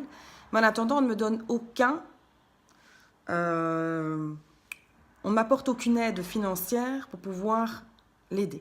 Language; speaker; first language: French; native; French